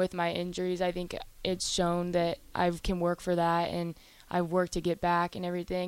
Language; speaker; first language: English; native; English